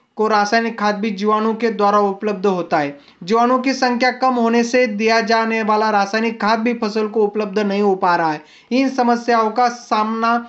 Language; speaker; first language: Hindi; non-native, local second language; Marathi